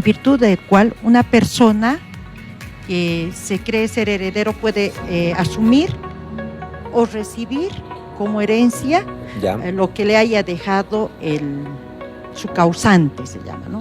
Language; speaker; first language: Spanish; native; Spanish